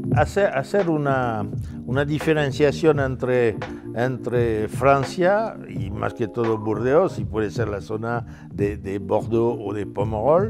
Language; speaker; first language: Spanish; non-native, fluent; French